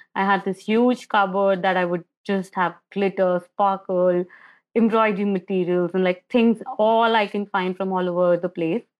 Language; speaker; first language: English; non-native, local second language; Hindi